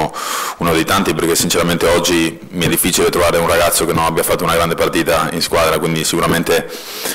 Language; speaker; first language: Italian; native; Italian